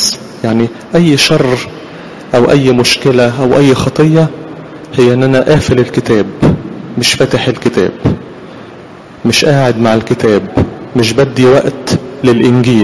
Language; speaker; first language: Arabic; native; Arabic